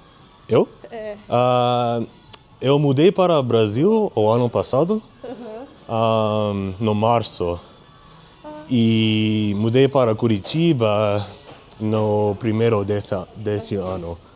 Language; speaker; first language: Portuguese; non-native, learner; English